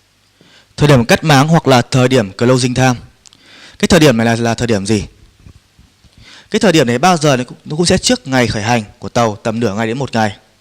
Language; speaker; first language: Vietnamese; native; Vietnamese